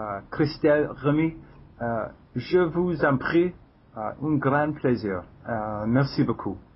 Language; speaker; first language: French; non-native, learner; English